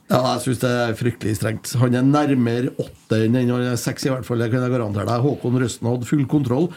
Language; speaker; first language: Norwegian; native; Norwegian